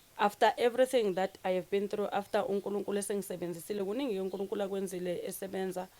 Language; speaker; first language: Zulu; native; Zulu